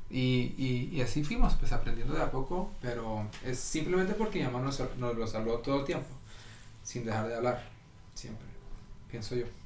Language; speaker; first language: Spanish; early bilingual, heritage; Norwegian